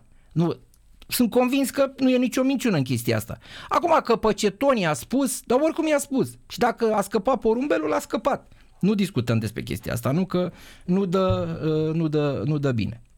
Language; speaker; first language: Romanian; native; Romanian